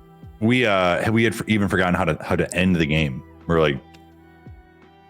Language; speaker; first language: English; native; English